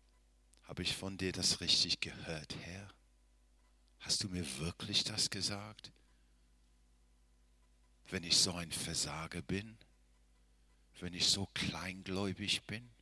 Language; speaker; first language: German; non-native, fluent; English